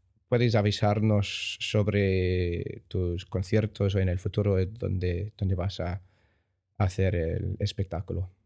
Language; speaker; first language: Spanish; non-native, learner; English